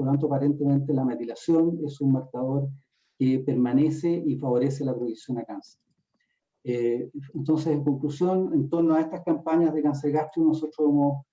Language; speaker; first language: Spanish; native; Spanish